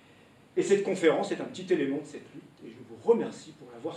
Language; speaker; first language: French; native; French